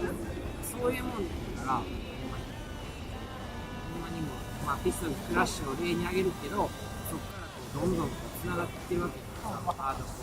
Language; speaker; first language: Japanese; native; Japanese